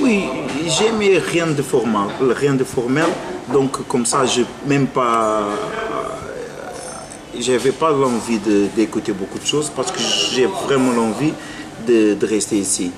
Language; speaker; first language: French; non-native, fluent; Portuguese